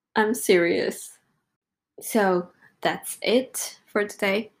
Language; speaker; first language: English; non-native, fluent; Japanese